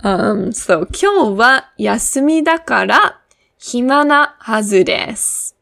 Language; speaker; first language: Japanese; non-native, fluent; English